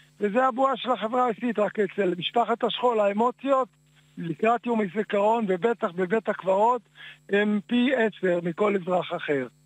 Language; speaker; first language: Hebrew; native; Hebrew